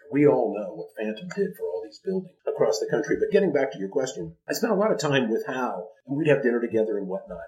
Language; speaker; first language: English; native; English